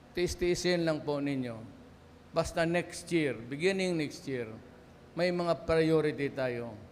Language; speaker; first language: Filipino; non-native, local second language; Cebuano